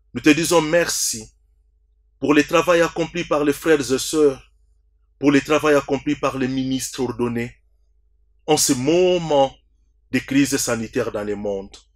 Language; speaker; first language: French; non-native, local second language; Swahili